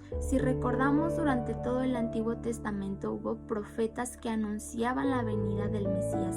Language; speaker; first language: Spanish; native; Spanish